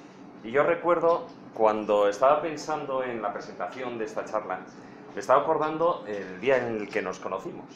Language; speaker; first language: Spanish; native; Spanish